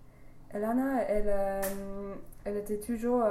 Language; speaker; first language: French; non-native, learner; English